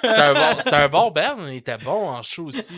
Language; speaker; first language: French; native; French